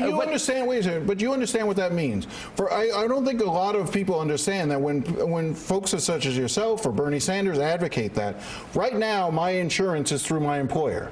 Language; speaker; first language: English; native; English